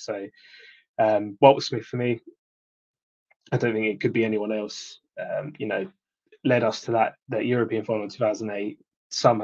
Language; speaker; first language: English; native; English